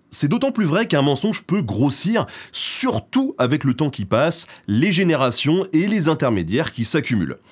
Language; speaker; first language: French; native; French